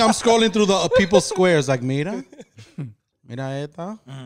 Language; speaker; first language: English; early bilingual, other home language; Spanish